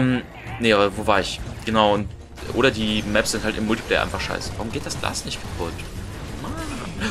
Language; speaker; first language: German; native; German